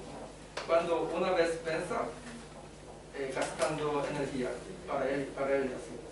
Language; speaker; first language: Spanish; non-native, learner; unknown